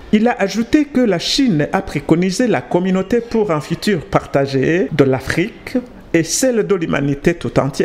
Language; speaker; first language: French; non-native, local second language; Rundi